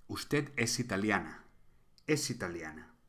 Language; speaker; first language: Spanish; non-native, fluent; English